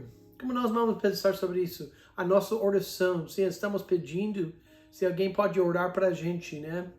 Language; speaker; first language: Portuguese; non-native, fluent; English